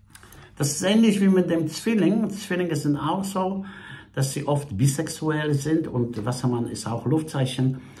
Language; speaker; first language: German; non-native, fluent; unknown